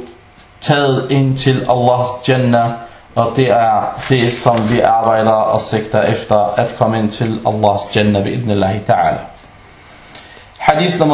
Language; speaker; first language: Danish; early bilingual, other home language; Arabic